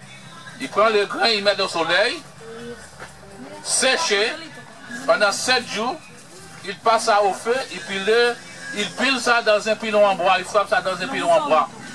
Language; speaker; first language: French; non-native, fluent; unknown